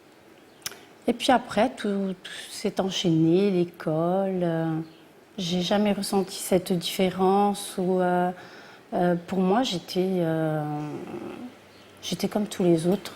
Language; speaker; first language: French; early bilingual, other home language; Portuguese